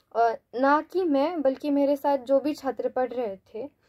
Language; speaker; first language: Hindi; non-native, local second language; Marathi